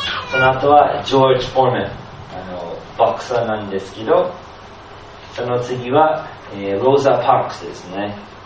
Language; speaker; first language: Japanese; non-native, fluent; English